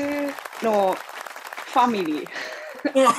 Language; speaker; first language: Japanese; non-native, fluent; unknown